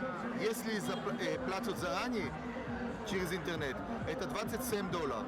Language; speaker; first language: Russian; non-native, learner; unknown